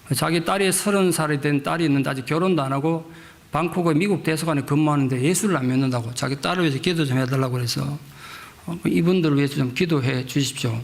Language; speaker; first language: Korean; native; Korean